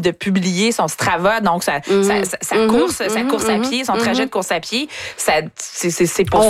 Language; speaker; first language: French; native; French